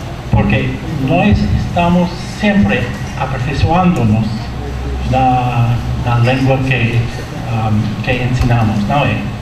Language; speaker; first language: Portuguese; non-native, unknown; English